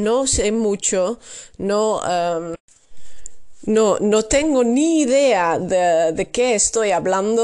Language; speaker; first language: Spanish; non-native, learner; Dutch